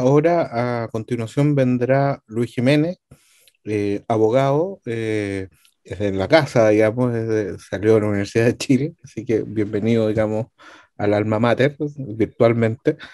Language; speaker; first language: Spanish; native; Spanish